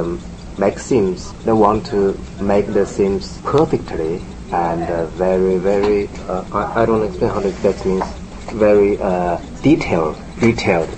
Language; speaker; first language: English; non-native, learner; Japanese